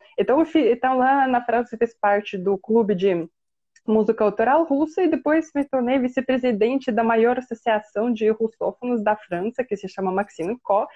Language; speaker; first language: Portuguese; non-native, fluent; Russian